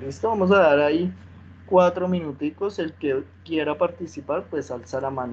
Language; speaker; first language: Spanish; native; Spanish